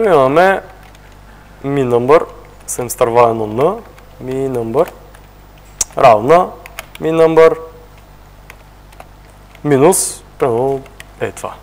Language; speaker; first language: Bulgarian; native; Bulgarian